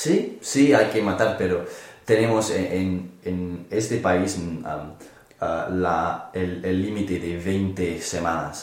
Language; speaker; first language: Spanish; non-native, learner; English